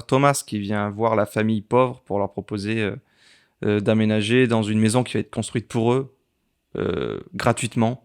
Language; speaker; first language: French; native; French